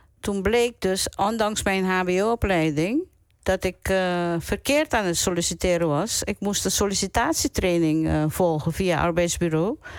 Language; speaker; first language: Dutch; non-native, local second language; Papiamento